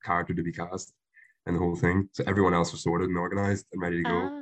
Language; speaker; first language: English; native; English